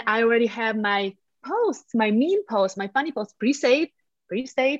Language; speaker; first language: English; non-native, fluent; Latvian